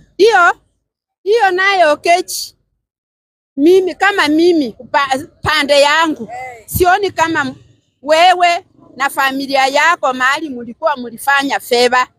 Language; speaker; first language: Swahili; non-native, local second language; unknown